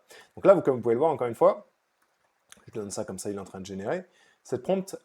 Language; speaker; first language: French; native; French